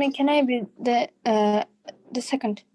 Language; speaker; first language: English; non-native, learner; Russian